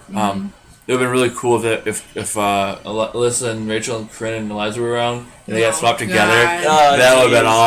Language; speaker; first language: English; native; English